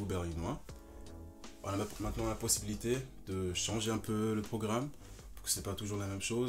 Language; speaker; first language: French; non-native, fluent; German